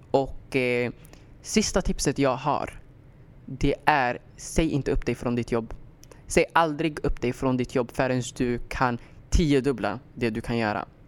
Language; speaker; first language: Swedish; early bilingual, other home language; Somali